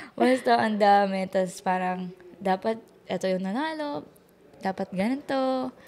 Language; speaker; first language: Filipino; non-native, local second language; Cebuano